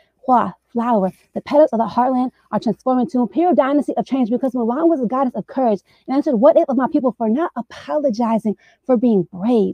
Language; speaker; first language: English; native; English